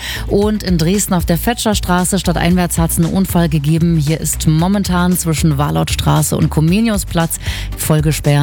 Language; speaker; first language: German; native; German